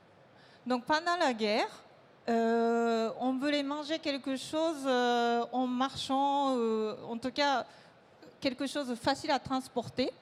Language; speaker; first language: French; non-native, fluent; Japanese